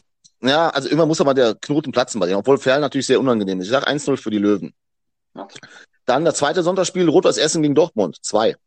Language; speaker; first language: German; native; German